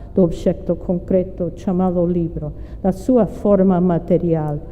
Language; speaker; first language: Portuguese; non-native, fluent; English